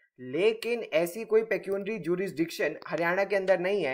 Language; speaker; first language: Hindi; native; Hindi